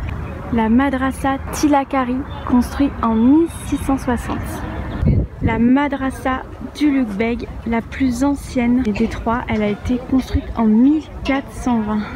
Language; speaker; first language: French; native; French